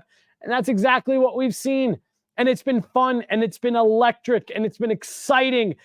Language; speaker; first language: English; native; English